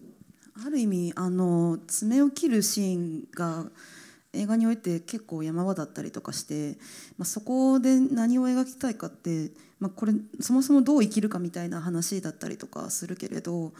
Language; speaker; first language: Japanese; native; Japanese